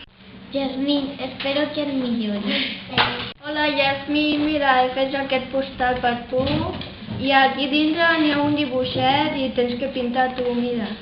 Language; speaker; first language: Catalan; non-native, learner; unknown